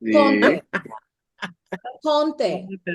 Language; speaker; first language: Spanish; non-native, fluent; English